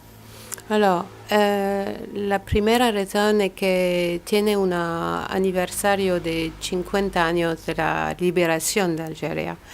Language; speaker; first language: Spanish; non-native, learner; French